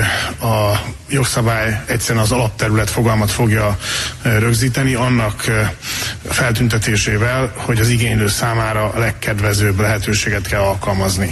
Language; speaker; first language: Hungarian; native; Hungarian